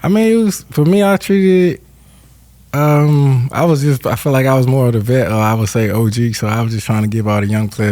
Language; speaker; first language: English; native; English